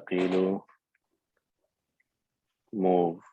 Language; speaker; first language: Arabic; non-native, fluent; English